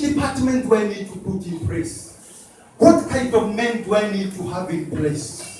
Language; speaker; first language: English; non-native, local second language; Swahili